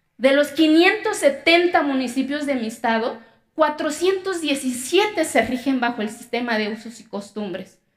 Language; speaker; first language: Spanish; non-native, local second language; Zapotec